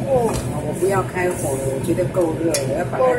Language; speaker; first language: Chinese; native; Chinese